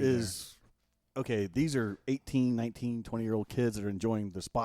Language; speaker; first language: English; native; English